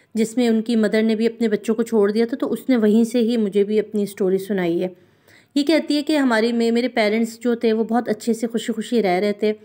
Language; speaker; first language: Urdu; non-native, local second language; Punjabi